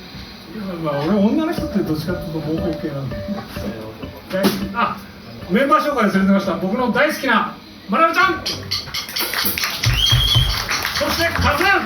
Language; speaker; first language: Japanese; native; Japanese